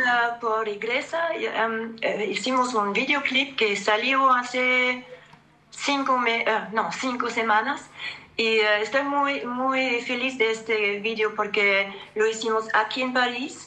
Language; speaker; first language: Spanish; non-native, fluent; French